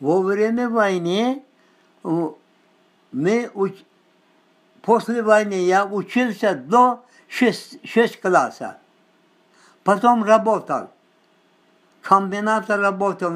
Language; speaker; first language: Russian; non-native, local second language; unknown